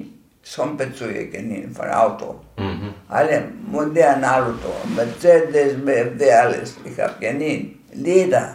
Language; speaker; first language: German; non-native, learner; Greek